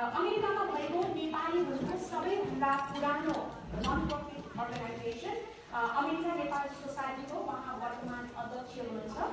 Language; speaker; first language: Nepali; early bilingual, heritage; Nepali